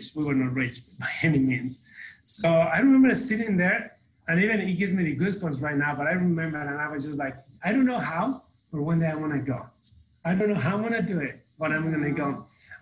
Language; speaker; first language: English; non-native, fluent; Spanish